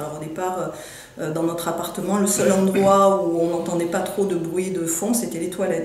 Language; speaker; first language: French; native; French